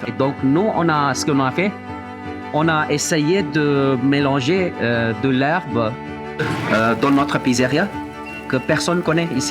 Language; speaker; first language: French; non-native, fluent; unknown